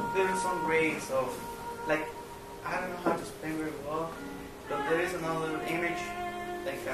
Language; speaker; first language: English; non-native, learner; Spanish